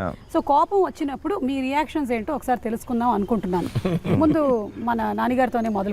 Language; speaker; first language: Telugu; native; Telugu